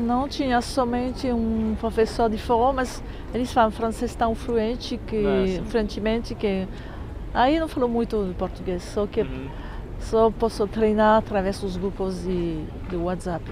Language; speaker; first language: Portuguese; non-native, fluent; French